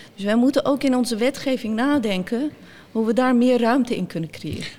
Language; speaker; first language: Dutch; early bilingual, other home language; Turkish